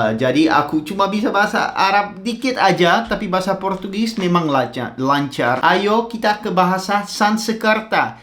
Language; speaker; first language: Indonesian; non-native, fluent; Dutch